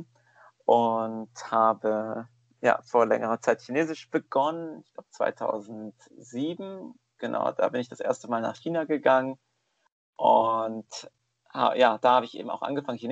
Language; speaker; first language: German; native; German